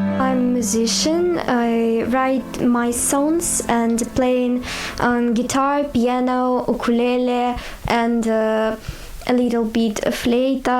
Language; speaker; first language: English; non-native, learner; Ukrainian